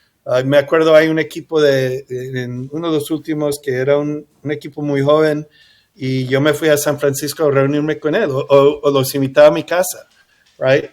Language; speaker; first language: Spanish; early bilingual, heritage; English